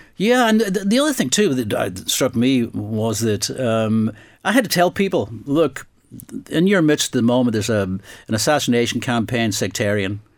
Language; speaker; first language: English; native; English